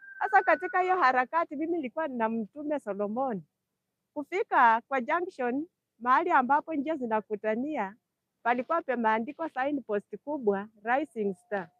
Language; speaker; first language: Swahili; non-native, local second language; Luyia